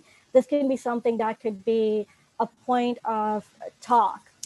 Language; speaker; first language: English; non-native, local second language; Urdu